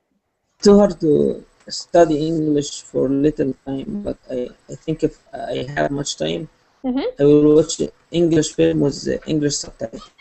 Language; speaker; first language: English; non-native, learner; Arabic